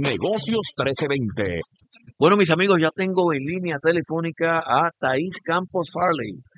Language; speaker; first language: Spanish; native; Spanish